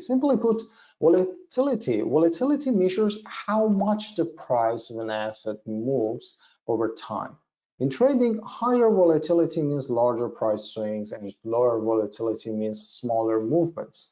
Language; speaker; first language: English; non-native, fluent; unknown